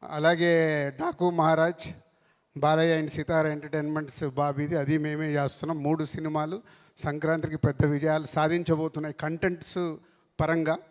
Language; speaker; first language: Telugu; native; Telugu